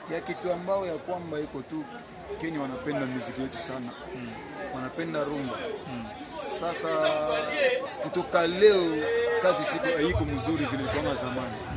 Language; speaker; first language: Swahili; non-native, local second language; Lingala